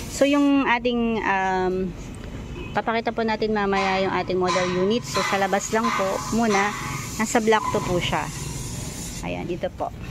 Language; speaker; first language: Filipino; native; Filipino